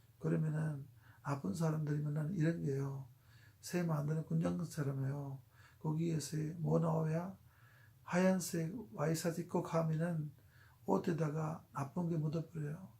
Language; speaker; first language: Korean; non-native, fluent; Urdu